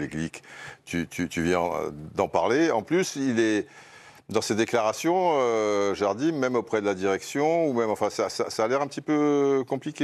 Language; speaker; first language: French; native; French